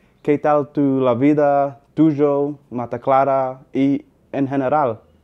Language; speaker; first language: Spanish; non-native, learner; English